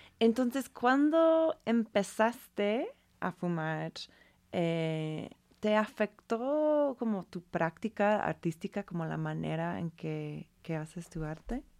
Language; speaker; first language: Spanish; non-native, fluent; English